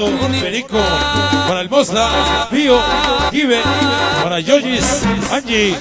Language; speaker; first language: Spanish; native; Spanish